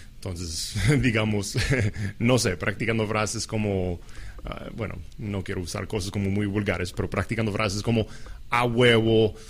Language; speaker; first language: Spanish; non-native, fluent; English